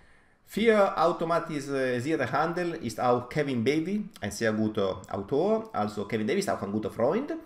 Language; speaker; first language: German; non-native, fluent; Italian